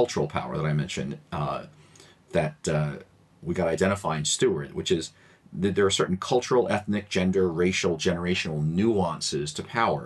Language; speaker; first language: English; native; English